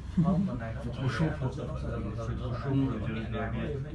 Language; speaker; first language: French; native; French